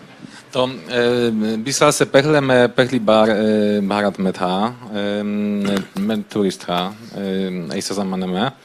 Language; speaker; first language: Hindi; non-native, learner; Polish